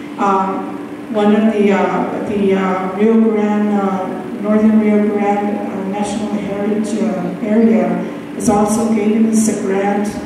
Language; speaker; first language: English; native; English